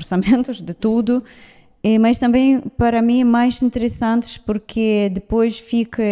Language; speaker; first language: Portuguese; non-native, fluent; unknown